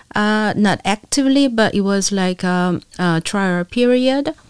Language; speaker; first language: English; non-native, fluent; Korean